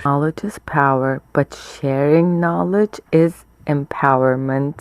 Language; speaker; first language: English; non-native, fluent; Turkish